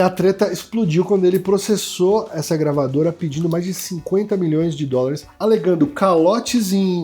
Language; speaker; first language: Portuguese; native; Portuguese